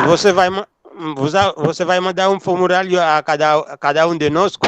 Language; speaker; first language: Portuguese; non-native, learner; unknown